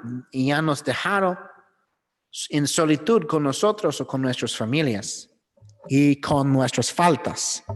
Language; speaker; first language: Spanish; non-native, learner; English